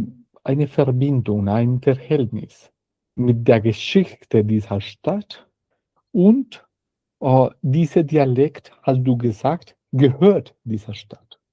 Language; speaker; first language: German; non-native, learner; Spanish